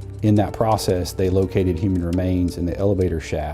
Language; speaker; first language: English; native; English